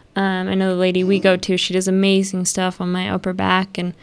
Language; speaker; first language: English; early bilingual, other home language; Spanish